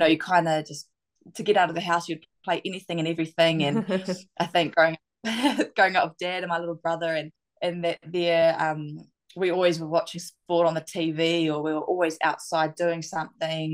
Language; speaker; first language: English; native; English